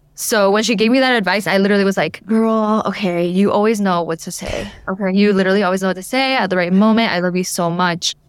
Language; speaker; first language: English; native; English